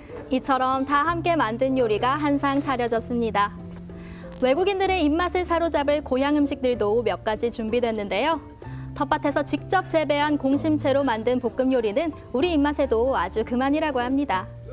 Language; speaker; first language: Korean; native; Korean